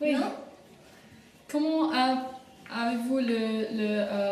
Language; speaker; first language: French; non-native, learner; German